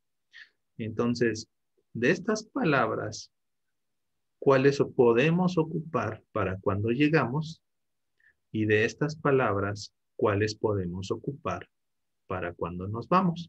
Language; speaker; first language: Spanish; native; Spanish